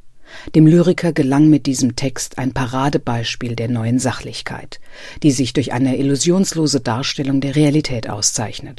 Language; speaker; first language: German; native; German